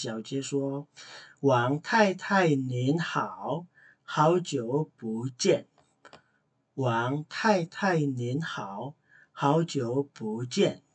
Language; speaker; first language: Chinese; non-native, fluent; Indonesian